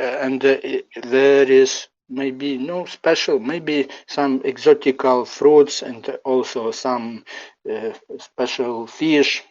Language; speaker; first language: English; non-native, learner; Ukrainian